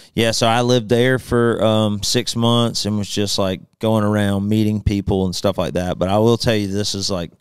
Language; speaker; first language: English; native; English